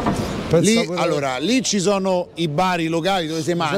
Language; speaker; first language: Italian; native; Italian